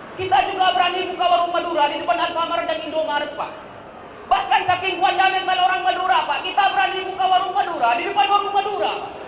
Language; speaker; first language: Indonesian; non-native, local second language; Madurese